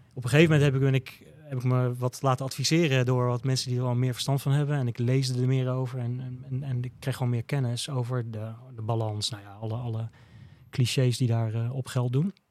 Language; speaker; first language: Dutch; native; Dutch